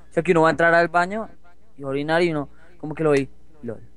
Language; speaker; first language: Spanish; native; Spanish